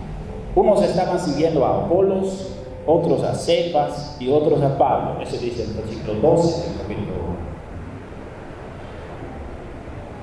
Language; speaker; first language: Spanish; non-native, fluent; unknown